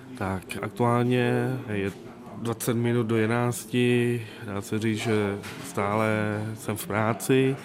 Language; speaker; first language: Czech; non-native, fluent; Vietnamese